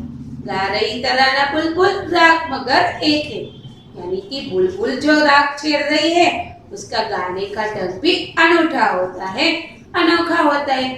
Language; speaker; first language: Hindi; non-native, local second language; Gujarati